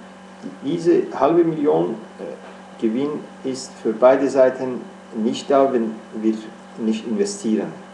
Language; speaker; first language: German; non-native, fluent; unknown